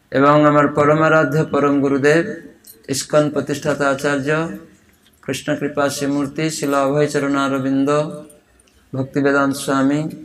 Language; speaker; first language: Bangla; non-native, fluent; Odia